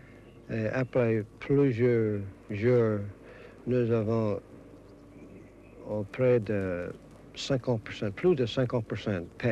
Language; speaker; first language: French; non-native, learner; English